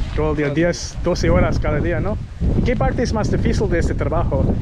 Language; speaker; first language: Spanish; non-native, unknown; English